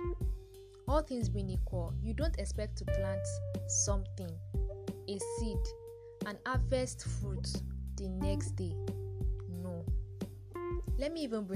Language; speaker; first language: English; non-native, local second language; Yoruba